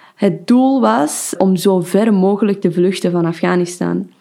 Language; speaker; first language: Dutch; non-native, fluent; Persian